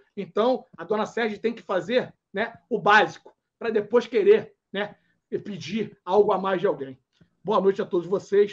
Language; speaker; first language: Portuguese; native; Portuguese